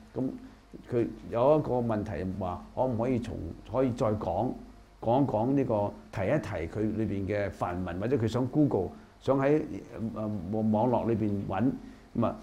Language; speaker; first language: Cantonese; native; Cantonese